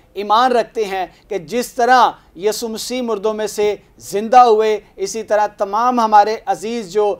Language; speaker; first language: Urdu; non-native, local second language; Punjabi